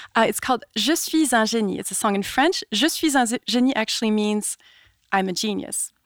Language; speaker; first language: English; non-native, fluent; French